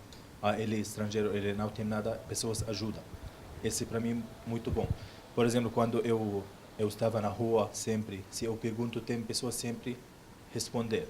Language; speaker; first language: Portuguese; non-native, learner; Arabic